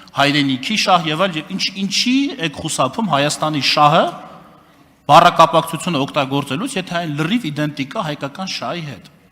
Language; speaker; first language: Armenian; native; Armenian